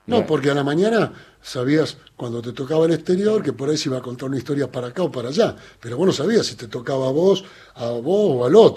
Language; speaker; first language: Spanish; native; Spanish